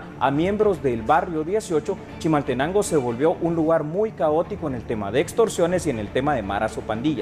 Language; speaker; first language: Spanish; native; Spanish